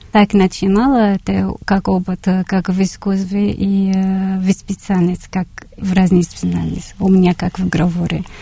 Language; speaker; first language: Russian; non-native, learner; Arabic